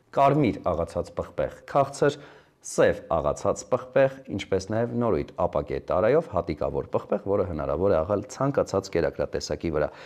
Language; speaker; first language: Armenian; native; Armenian